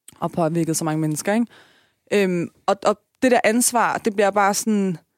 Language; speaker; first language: Danish; early bilingual, other home language; Persian